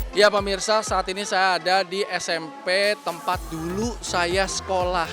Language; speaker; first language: Indonesian; native; Indonesian